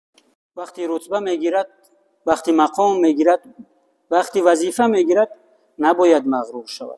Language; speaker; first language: Persian; native; Persian